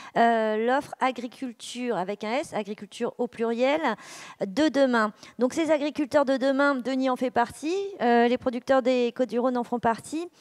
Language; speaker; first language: French; native; French